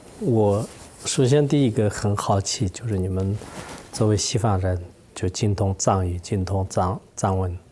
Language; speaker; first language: Chinese; non-native, fluent; Tibetan